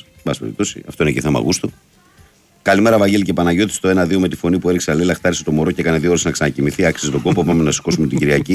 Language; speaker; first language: Greek; native; Greek